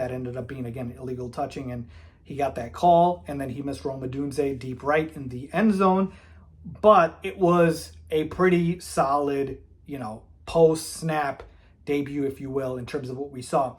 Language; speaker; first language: English; native; English